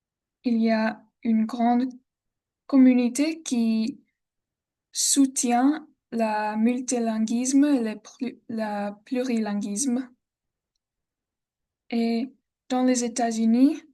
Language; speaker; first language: French; non-native, learner; English